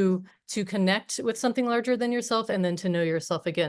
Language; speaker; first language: English; native; English